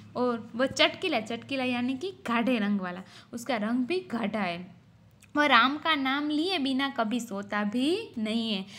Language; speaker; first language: Hindi; non-native, local second language; Gujarati